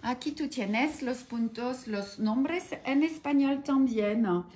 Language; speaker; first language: Spanish; non-native, learner; French